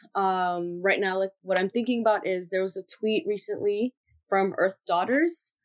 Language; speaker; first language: English; early bilingual, other home language; Spanish